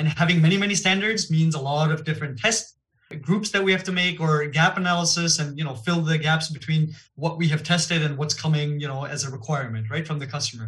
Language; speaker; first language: English; non-native, fluent; Gujarati